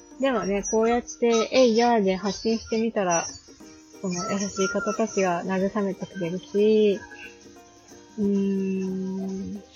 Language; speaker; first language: Japanese; native; Japanese